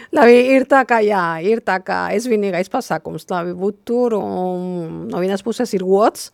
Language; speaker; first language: Latvian; non-native, fluent; Spanish